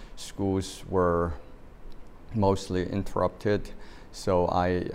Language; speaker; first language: English; non-native, fluent; Chinese